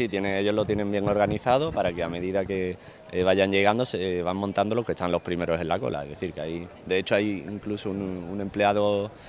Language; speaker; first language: Spanish; non-native, fluent; English